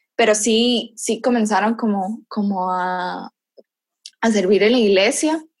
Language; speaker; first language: Spanish; native; Spanish